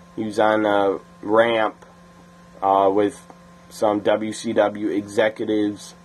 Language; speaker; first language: English; native; English